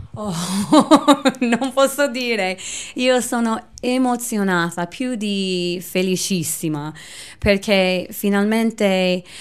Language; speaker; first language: Italian; non-native, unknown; English